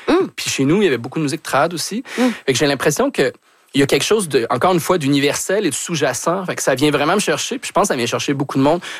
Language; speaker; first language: French; native; French